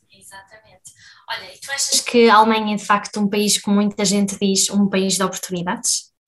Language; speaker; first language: Portuguese; native; Portuguese